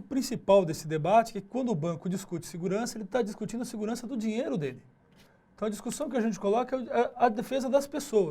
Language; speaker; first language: Portuguese; native; Portuguese